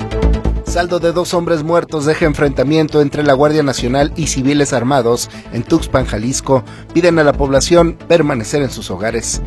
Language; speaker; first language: Spanish; native; Spanish